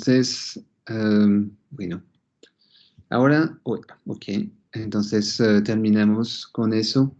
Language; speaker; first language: Spanish; non-native, fluent; French